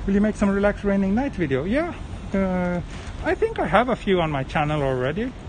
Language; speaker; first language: English; non-native, fluent; Swedish